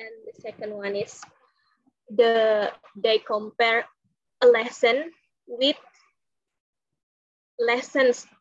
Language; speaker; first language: English; non-native, learner; Indonesian